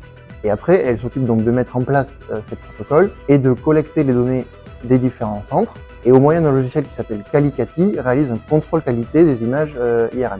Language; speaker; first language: French; native; French